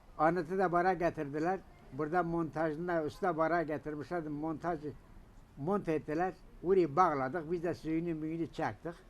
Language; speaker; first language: Turkish; native; Turkish